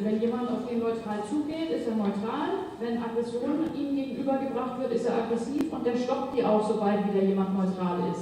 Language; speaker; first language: German; native; German